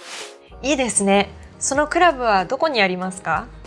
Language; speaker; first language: Japanese; non-native, fluent; English